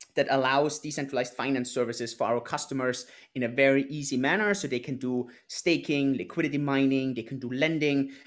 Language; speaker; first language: English; non-native, fluent; German